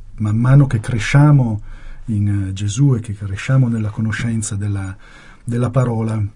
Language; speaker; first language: Italian; native; Italian